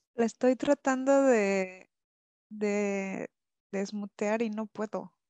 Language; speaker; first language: Spanish; native; Spanish